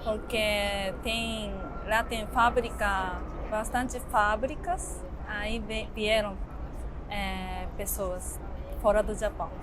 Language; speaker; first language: Portuguese; non-native, learner; Japanese